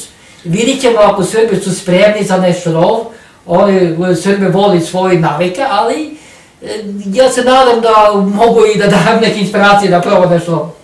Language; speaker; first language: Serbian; non-native, learner; Norwegian